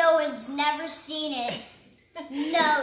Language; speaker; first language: English; native; English